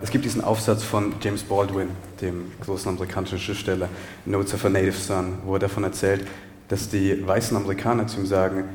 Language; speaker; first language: German; early bilingual, other home language; Tamil